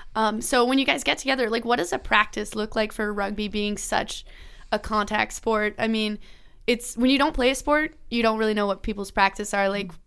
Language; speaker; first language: English; native; English